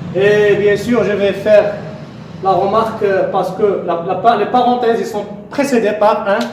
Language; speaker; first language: French; non-native, local second language; Arabic